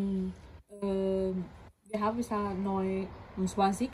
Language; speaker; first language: German; non-native, learner; Thai